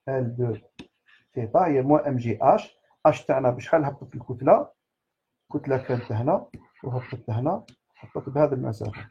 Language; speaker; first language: Arabic; native; Arabic